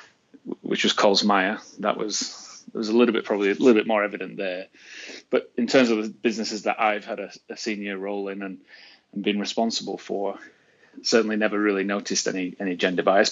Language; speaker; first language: English; native; English